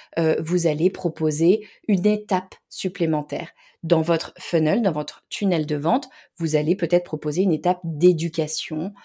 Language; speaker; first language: French; native; French